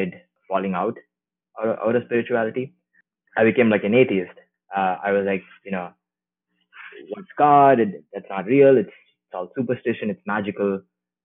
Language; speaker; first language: English; non-native, local second language; Tamil